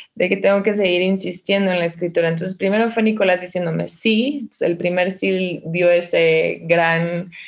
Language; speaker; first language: Spanish; native; Spanish